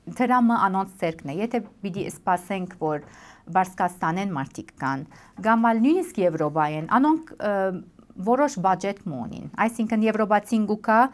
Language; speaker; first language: Armenian; native; Armenian